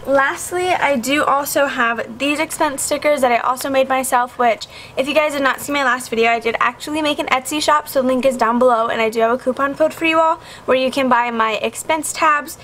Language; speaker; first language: English; native; English